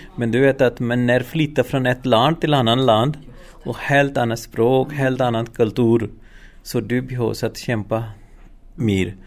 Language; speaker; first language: Swedish; non-native, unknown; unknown